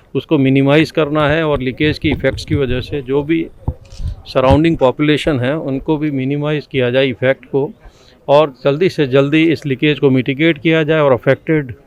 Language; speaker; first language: Hindi; non-native, local second language; Gujarati